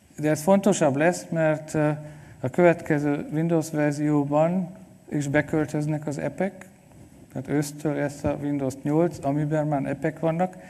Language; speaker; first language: Hungarian; non-native, fluent; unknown